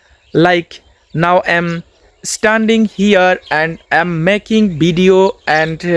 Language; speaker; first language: English; non-native, learner; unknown